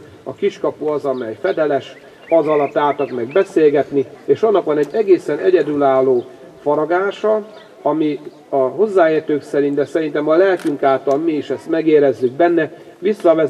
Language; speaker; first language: Hungarian; native; Hungarian